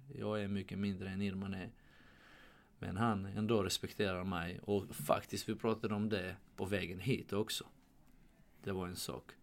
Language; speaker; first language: Swedish; non-native, fluent; Georgian